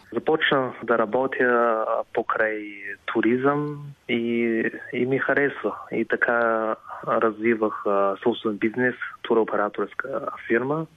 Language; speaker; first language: Bulgarian; non-native, fluent; Chinese